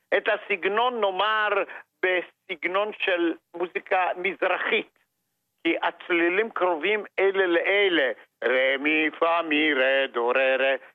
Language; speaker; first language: Hebrew; non-native, fluent; Romanian